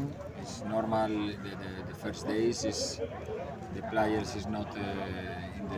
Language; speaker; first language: English; non-native, learner; Spanish